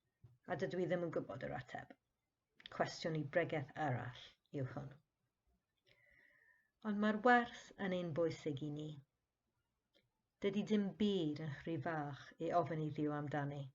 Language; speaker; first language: Welsh; non-native, fluent; English